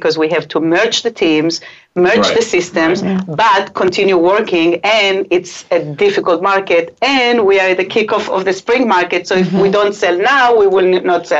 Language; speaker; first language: English; non-native, fluent; Hebrew